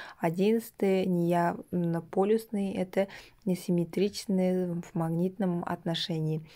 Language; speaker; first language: Russian; non-native, local second language; Kazakh